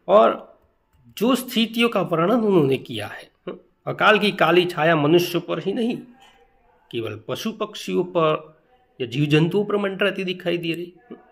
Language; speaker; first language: Hindi; non-native, local second language; Gujarati